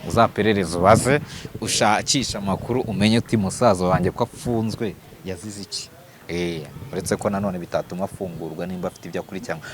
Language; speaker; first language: Kinyarwanda; native; Kinyarwanda